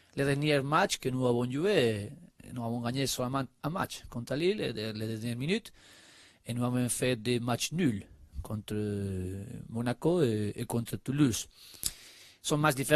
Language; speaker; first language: French; non-native, learner; Spanish